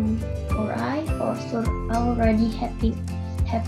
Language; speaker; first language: English; non-native, learner; Indonesian